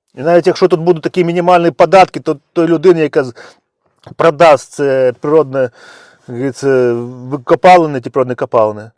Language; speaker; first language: Ukrainian; native; Ukrainian